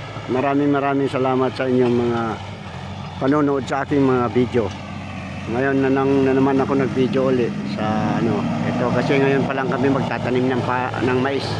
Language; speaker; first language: Filipino; native; Filipino